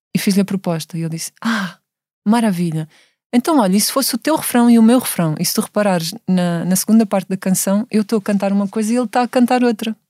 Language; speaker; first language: Portuguese; native; Portuguese